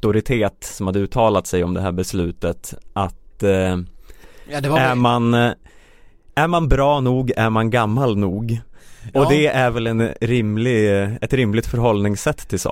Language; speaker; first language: Swedish; native; Swedish